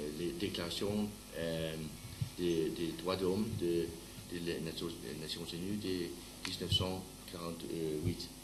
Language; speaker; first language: French; non-native, learner; Danish